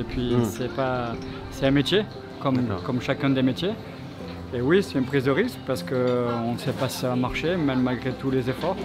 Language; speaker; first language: French; native; French